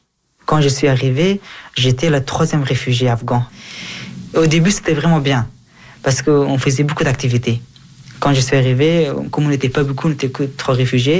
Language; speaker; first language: French; early bilingual, other home language; Persian